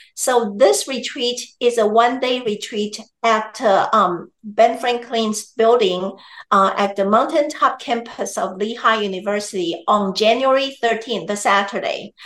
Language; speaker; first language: English; non-native, fluent; Chinese